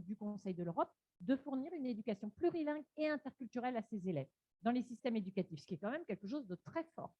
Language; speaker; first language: French; native; French